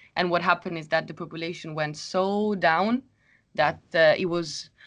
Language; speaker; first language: English; non-native, fluent; Italian